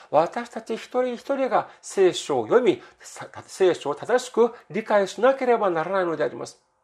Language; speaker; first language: Japanese; non-native, fluent; Korean